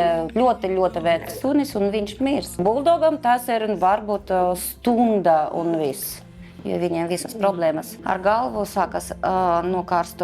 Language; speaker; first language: Latvian; non-native, local second language; Russian